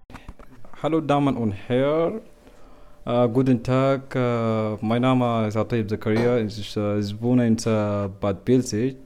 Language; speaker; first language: German; non-native, learner; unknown